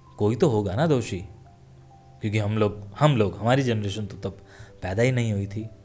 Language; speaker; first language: Hindi; native; Hindi